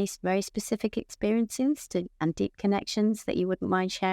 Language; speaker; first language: English; native; English